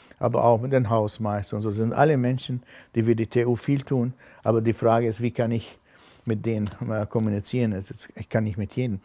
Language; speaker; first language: German; non-native, fluent; Armenian